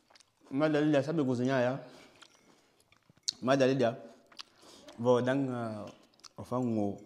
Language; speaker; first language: Vietnamese; non-native, learner; Portuguese